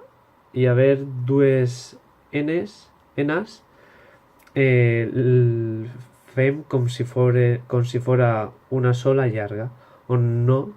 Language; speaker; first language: Catalan; non-native, local second language; Spanish